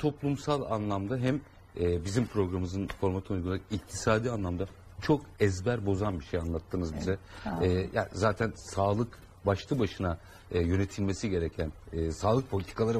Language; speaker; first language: Turkish; native; Turkish